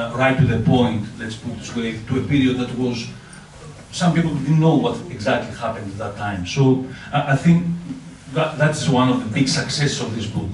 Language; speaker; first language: English; non-native, fluent; Greek